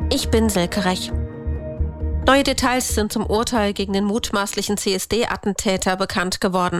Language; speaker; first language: German; native; German